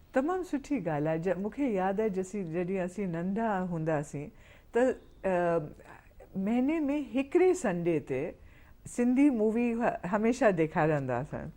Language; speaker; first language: Sindhi; early bilingual, heritage; Sindhi